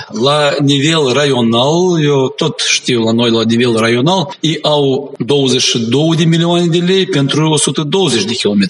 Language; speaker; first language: Romanian; non-native, local second language; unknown